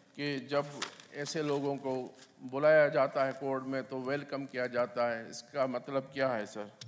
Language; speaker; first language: Urdu; non-native, local second language; Sindhi